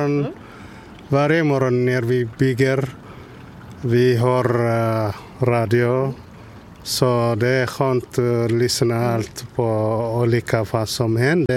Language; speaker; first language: Swedish; non-native, learner; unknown